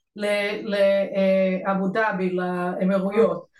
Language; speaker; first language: Hebrew; non-native, fluent; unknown